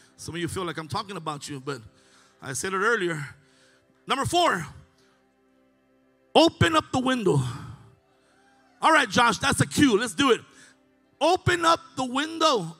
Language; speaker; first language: English; early bilingual, other home language; Spanish